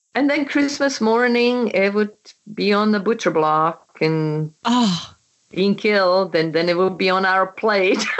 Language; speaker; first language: English; non-native, fluent; Czech